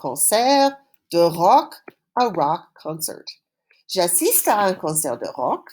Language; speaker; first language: French; non-native, fluent; English